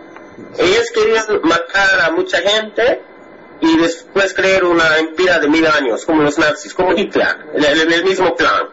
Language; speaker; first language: Spanish; non-native, fluent; English